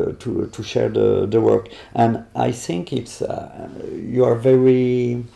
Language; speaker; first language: English; non-native, learner; French